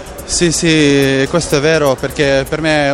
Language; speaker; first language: Italian; non-native, fluent; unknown